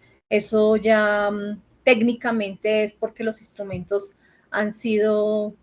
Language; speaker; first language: Spanish; native; Spanish